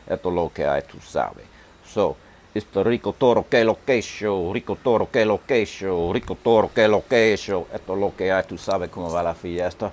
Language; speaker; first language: Spanish; non-native, learner; English